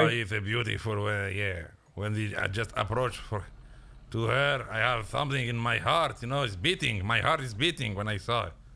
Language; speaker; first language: English; non-native, fluent; French